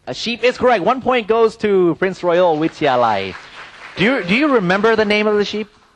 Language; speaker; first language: English; non-native, fluent; Thai